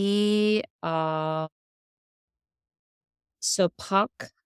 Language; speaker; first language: French; non-native, learner; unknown